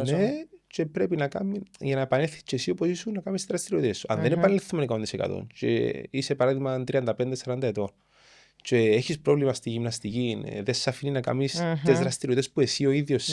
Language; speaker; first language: Greek; native; Greek